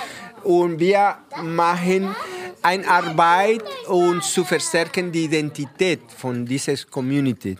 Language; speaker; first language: German; non-native, fluent; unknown